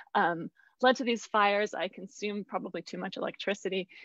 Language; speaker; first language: English; native; English